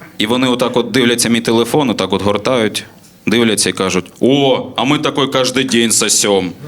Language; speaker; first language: Ukrainian; non-native, local second language; Russian